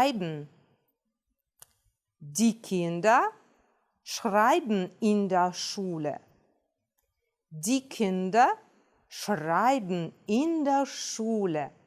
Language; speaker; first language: German; non-native, fluent; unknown